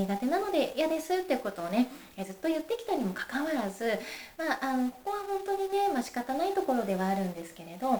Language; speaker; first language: Japanese; native; Japanese